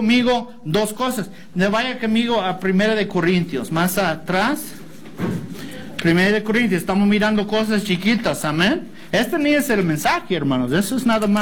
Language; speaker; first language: Spanish; non-native, fluent; English